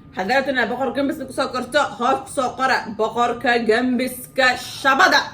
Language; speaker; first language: Somali; early bilingual, heritage; Somali